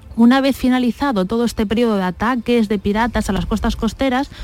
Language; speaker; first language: Spanish; native; Spanish